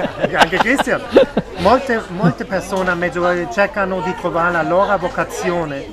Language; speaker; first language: Italian; non-native, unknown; German